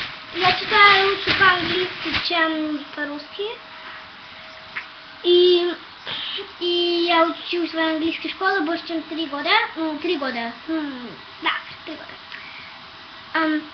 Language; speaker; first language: Russian; early bilingual, heritage; Russian